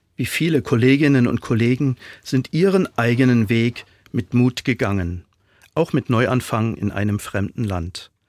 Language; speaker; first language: German; native; German